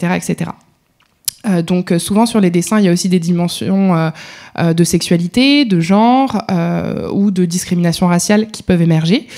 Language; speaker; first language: French; native; French